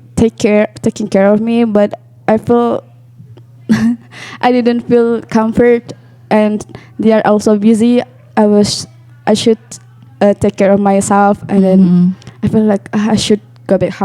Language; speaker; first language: English; non-native, learner; Indonesian